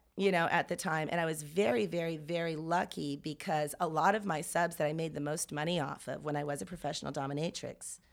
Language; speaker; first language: English; native; English